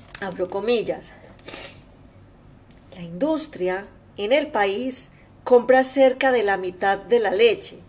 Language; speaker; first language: Spanish; native; Spanish